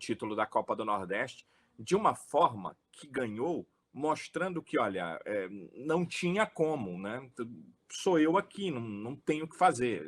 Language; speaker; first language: Portuguese; native; Portuguese